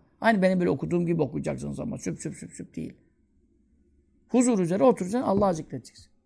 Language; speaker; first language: Turkish; native; Turkish